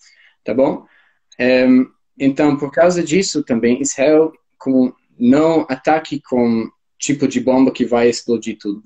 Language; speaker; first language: Portuguese; non-native, fluent; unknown